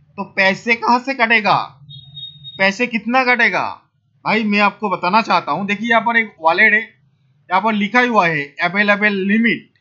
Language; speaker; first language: Hindi; non-native, local second language; Bangla